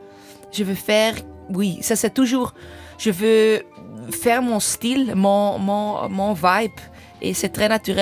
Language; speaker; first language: French; non-native, learner; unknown